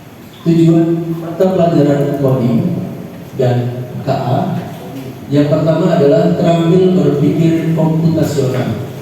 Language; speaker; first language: Indonesian; native; Indonesian